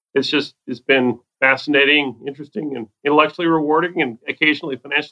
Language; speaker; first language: English; native; English